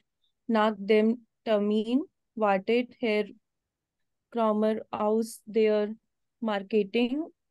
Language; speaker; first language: German; non-native, learner; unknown